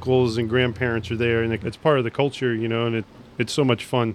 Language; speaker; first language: English; native; English